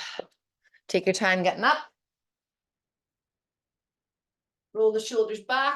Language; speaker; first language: English; native; English